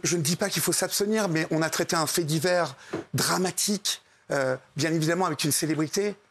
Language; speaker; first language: French; native; French